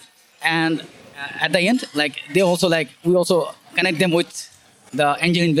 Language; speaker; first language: English; non-native, local second language; Bangla